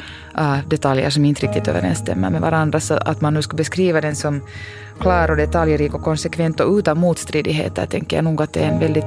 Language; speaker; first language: Swedish; native; Swedish